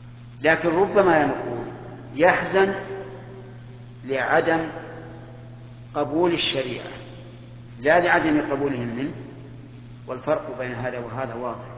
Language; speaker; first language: Arabic; native; Arabic